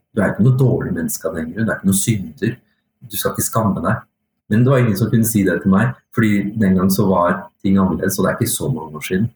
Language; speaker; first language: Norwegian; early bilingual, other home language; Urdu